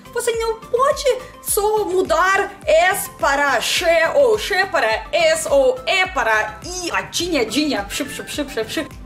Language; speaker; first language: Portuguese; non-native, learner; Russian